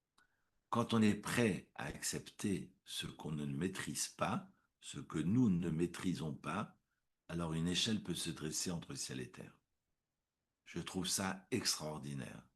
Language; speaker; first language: French; native; French